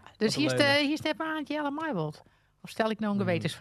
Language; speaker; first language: Dutch; non-native, local second language; Western Frisian